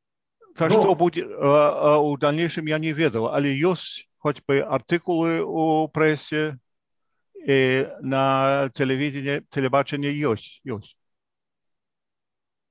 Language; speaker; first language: Belarusian; non-native, fluent; English